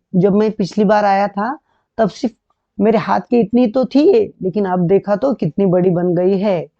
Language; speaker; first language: Hindi; non-native, local second language; Marathi